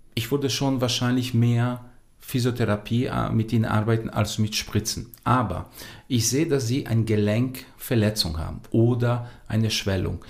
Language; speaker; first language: German; non-native, fluent; Portuguese